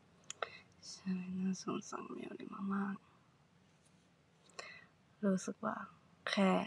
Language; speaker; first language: Thai; non-native, learner; Japanese